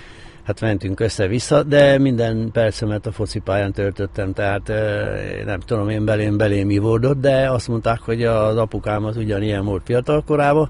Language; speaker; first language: Hungarian; native; Hungarian